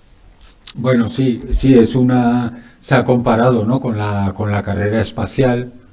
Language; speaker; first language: Spanish; native; Spanish